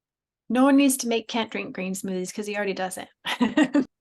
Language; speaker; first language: English; native; English